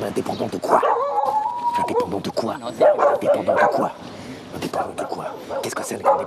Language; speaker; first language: French; native; French